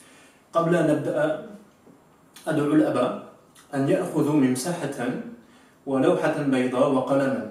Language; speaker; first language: Arabic; non-native, fluent; French